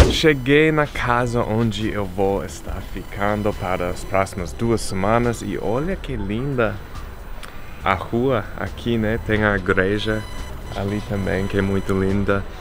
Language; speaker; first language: Portuguese; non-native, fluent; English